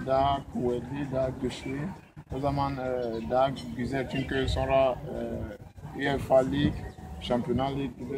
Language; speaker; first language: Turkish; non-native, learner; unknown